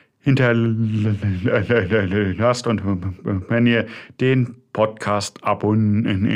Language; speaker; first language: German; native; German